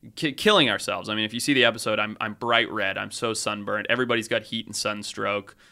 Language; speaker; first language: English; native; English